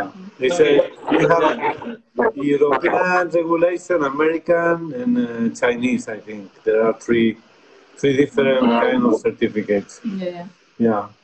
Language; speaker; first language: English; non-native, fluent; Spanish